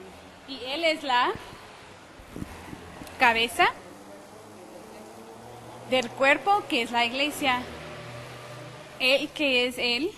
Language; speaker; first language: Spanish; non-native, fluent; English